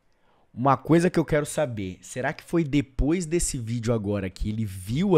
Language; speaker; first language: Portuguese; native; Portuguese